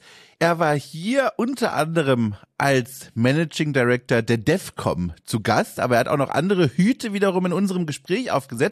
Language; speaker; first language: German; native; German